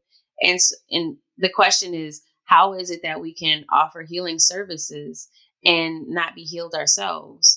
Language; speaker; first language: English; native; English